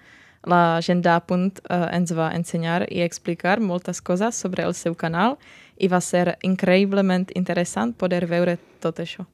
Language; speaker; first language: Catalan; non-native, learner; Czech